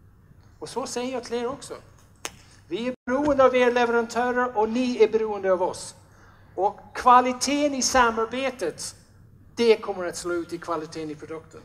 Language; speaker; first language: Swedish; non-native, fluent; English